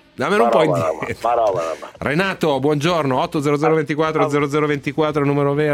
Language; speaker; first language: Italian; native; Italian